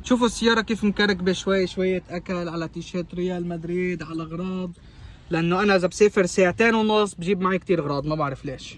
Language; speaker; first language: Arabic; native; Arabic